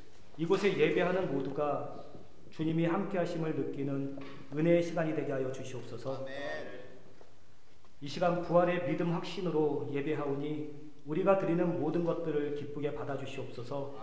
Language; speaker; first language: Korean; native; Korean